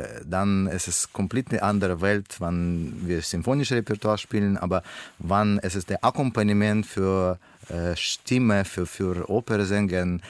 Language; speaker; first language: German; non-native, learner; Russian